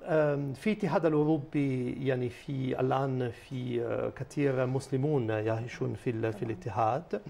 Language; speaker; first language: Arabic; non-native, fluent; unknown